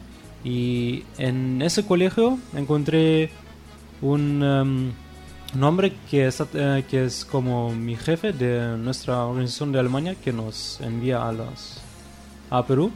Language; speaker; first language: Spanish; non-native, fluent; German